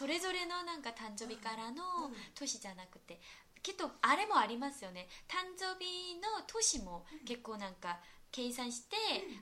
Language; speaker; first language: Japanese; non-native, fluent; Korean